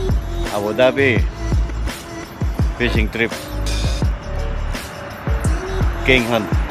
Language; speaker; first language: English; non-native, fluent; Filipino